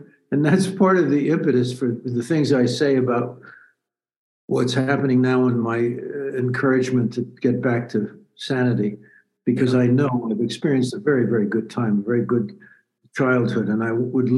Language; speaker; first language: English; native; English